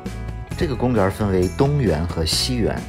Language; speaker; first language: Chinese; native; Chinese